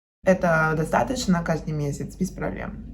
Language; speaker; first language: Russian; non-native, fluent; Spanish